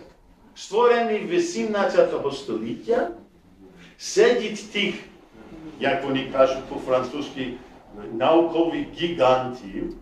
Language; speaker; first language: Ukrainian; non-native, learner; English